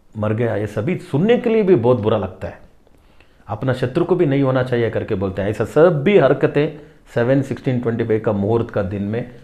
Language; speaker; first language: Hindi; non-native, local second language; Tamil